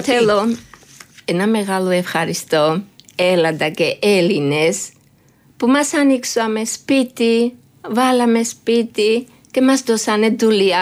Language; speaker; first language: Greek; non-native, learner; Georgian